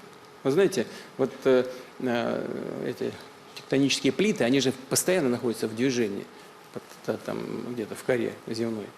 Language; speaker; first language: Russian; native; Russian